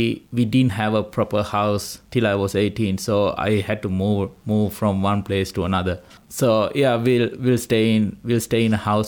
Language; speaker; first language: English; non-native, local second language; Sinhala